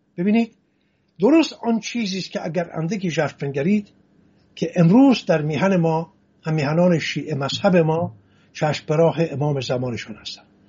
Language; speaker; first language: Persian; non-native, local second language; Assyrian Neo-Aramaic